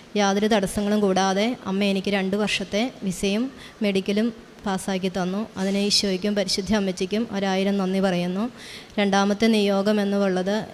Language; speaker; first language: Malayalam; native; Malayalam